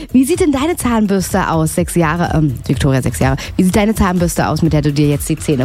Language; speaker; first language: German; native; German